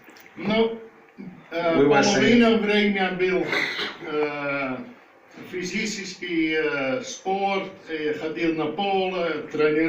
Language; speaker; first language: Russian; non-native, learner; Dutch